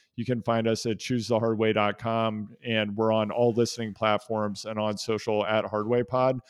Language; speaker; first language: English; native; English